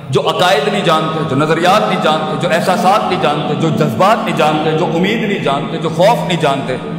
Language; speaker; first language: Urdu; non-native, local second language; Punjabi